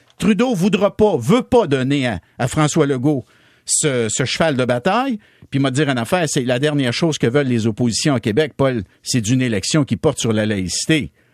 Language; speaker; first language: French; native; French